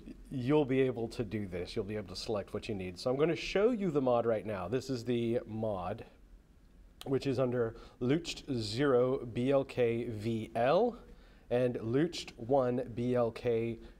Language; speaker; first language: English; native; English